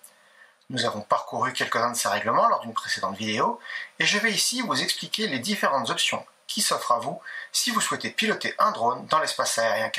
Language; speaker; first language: French; native; French